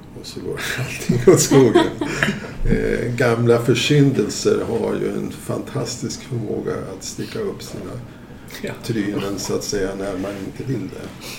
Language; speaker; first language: Swedish; native; Swedish